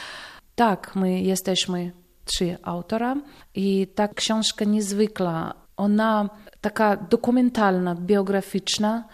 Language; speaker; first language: Polish; non-native, fluent; Russian